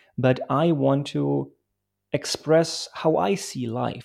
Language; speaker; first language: English; non-native, fluent; German